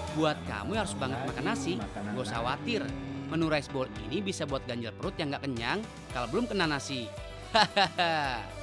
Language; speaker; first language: Indonesian; native; Indonesian